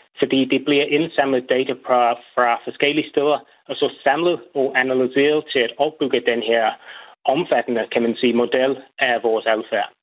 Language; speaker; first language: Danish; non-native, fluent; English